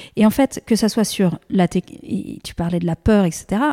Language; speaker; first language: French; native; French